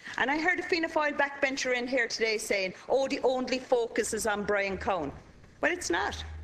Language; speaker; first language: English; native; English